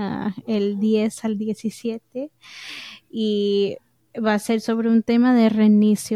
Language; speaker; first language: Spanish; early bilingual, heritage; English